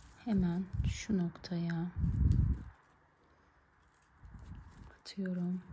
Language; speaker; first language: Turkish; native; Turkish